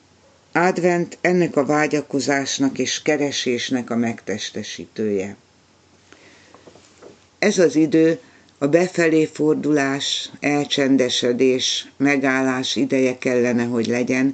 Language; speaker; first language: Hungarian; native; Hungarian